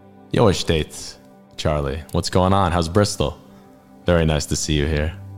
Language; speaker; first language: English; early bilingual, other home language; Hungarian